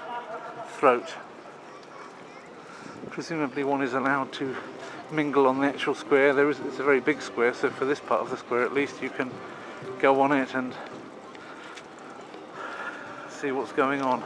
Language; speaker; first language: English; native; English